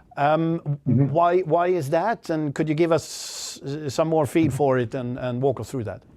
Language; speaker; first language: English; non-native, fluent; Swedish